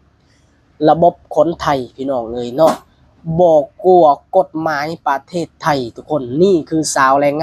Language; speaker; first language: Thai; non-native, local second language; Lao